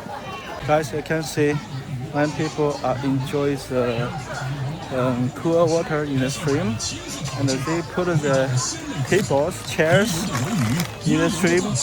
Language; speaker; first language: English; non-native, fluent; Chinese